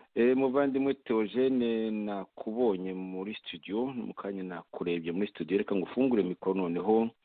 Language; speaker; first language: Kinyarwanda; native; Kinyarwanda